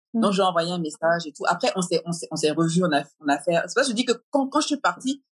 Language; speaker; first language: French; native; French